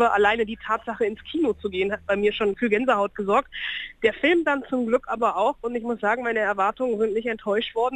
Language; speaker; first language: German; native; German